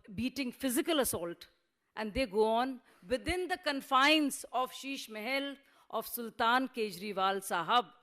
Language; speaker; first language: English; non-native, local second language; Hindi